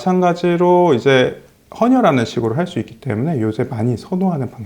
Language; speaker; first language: Korean; native; Korean